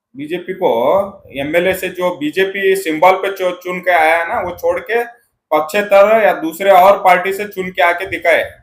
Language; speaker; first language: Hindi; non-native, local second language; Kannada